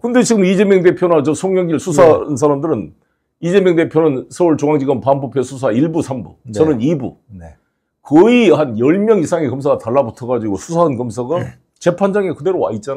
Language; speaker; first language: Korean; native; Korean